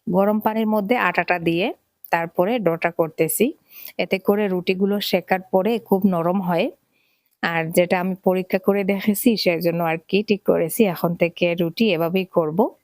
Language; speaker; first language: Bangla; native; Bangla